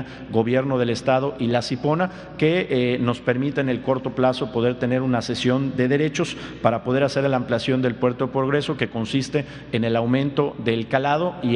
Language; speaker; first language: Spanish; native; Spanish